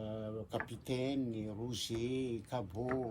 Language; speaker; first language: French; non-native, local second language; Malagasy